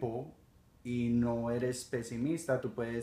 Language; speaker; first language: Spanish; early bilingual, heritage; Spanish